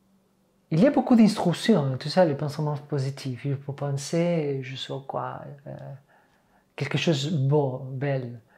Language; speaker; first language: French; non-native, fluent; Catalan